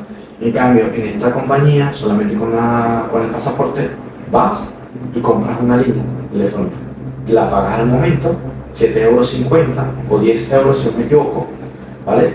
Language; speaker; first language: Spanish; native; Spanish